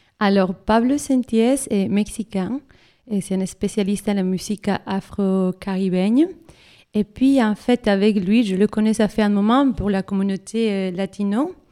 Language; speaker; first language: French; non-native, fluent; Spanish